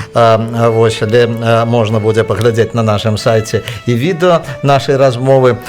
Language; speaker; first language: Belarusian; native; Belarusian